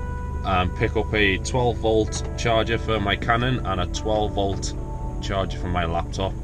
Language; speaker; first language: English; native; English